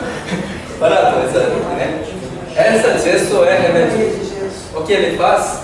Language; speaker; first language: Portuguese; non-native, learner; Korean